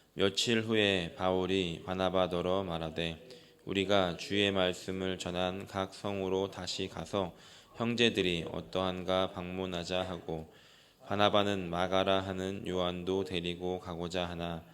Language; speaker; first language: Korean; native; Korean